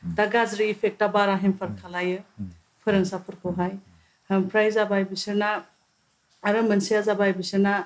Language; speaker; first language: Bodo; non-native, local second language; Santali